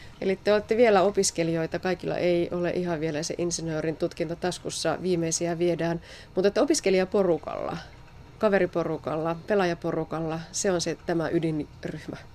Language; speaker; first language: Finnish; native; Finnish